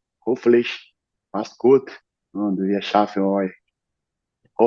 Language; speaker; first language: German; non-native, learner; Portuguese